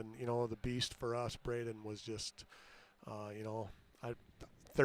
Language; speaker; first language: English; native; English